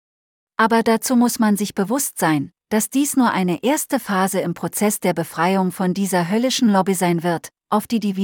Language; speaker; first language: German; native; German